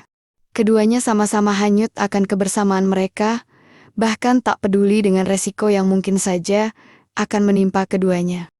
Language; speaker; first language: Indonesian; native; Indonesian